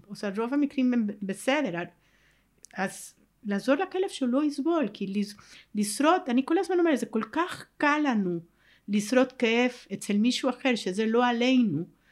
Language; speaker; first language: Hebrew; non-native, fluent; Spanish